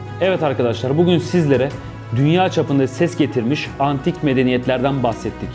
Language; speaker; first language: Turkish; native; Turkish